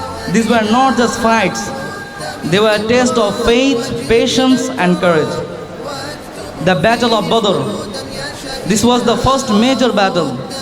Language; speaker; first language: English; non-native, local second language; Bangla